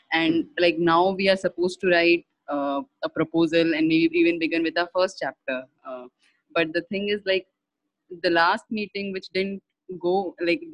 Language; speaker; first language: English; non-native, local second language; Hindi